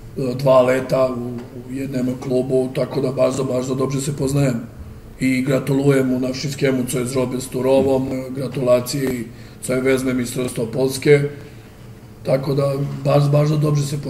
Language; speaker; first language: Polish; non-native, learner; Serbian